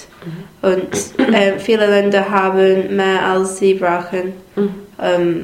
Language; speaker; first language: German; non-native, learner; English